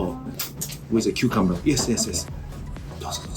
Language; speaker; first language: English; non-native, learner; Japanese